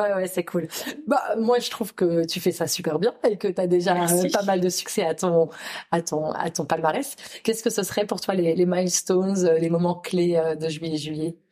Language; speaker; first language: French; native; French